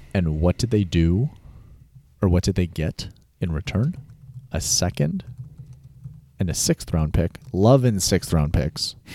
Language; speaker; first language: English; native; English